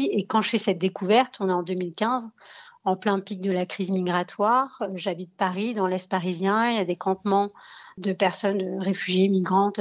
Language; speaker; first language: French; early bilingual, other home language; Arabic